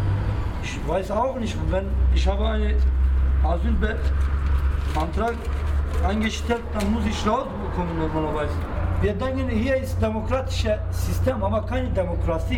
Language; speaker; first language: German; non-native, learner; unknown